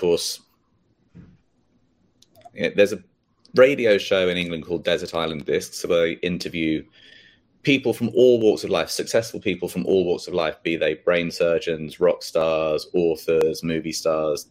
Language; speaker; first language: English; native; English